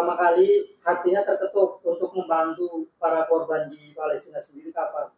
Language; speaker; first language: Indonesian; native; Indonesian